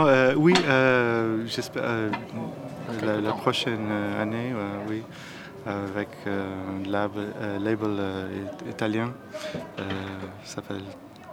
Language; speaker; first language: French; non-native, learner; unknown